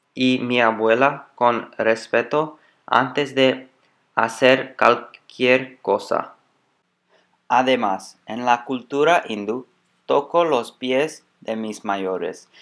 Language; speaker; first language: Spanish; non-native, learner; English